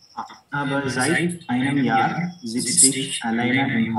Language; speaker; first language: German; non-native, learner; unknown